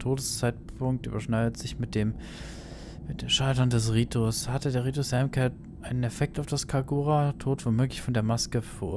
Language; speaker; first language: German; native; German